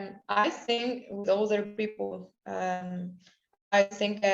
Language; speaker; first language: English; non-native, learner; Spanish